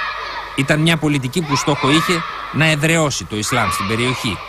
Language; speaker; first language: Greek; native; Greek